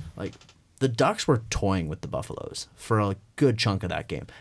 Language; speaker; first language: English; native; English